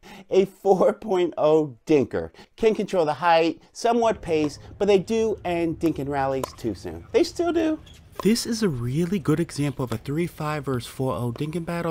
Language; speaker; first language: English; native; English